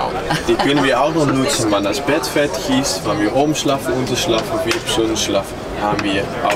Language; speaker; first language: German; non-native, learner; Dutch